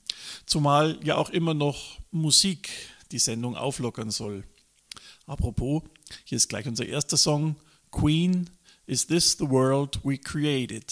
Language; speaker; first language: German; native; German